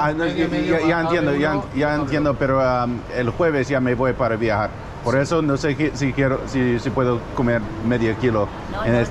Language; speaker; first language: Spanish; non-native, learner; English